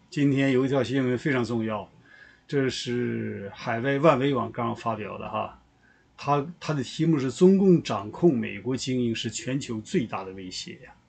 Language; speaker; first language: Chinese; native; Chinese